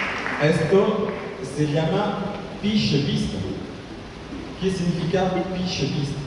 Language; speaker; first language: Spanish; non-native, learner; French